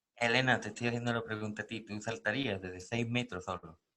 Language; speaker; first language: Spanish; native; Spanish